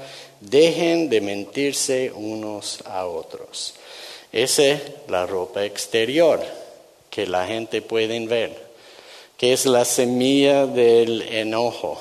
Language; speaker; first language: Spanish; non-native, fluent; English